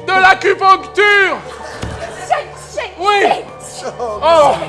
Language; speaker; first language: French; native; French